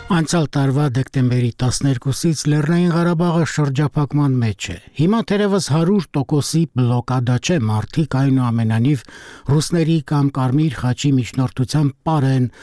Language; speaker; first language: Armenian; native; Armenian